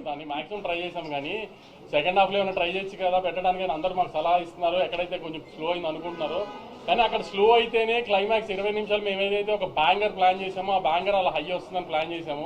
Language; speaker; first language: Telugu; native; Telugu